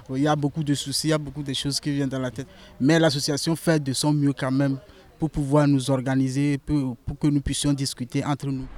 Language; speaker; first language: French; non-native, local second language; Ewe